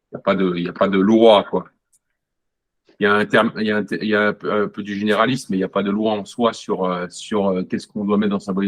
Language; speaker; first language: French; native; French